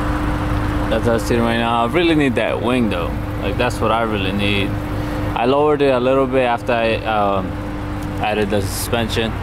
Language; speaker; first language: English; native; English